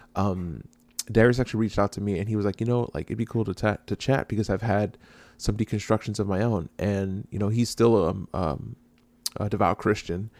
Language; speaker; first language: English; native; English